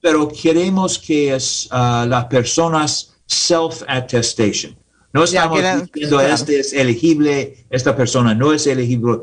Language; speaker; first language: Spanish; non-native, learner; English